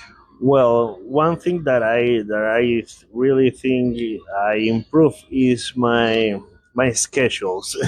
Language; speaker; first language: English; non-native, learner; Spanish